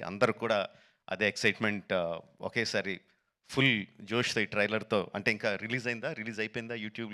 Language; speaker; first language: Telugu; native; Telugu